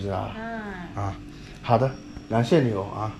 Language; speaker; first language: Chinese; non-native, learner; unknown